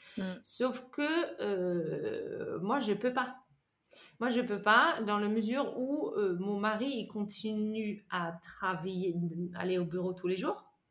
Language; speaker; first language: French; non-native, fluent; Dutch